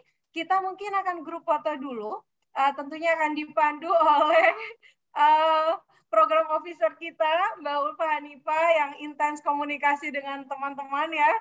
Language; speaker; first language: Indonesian; native; Indonesian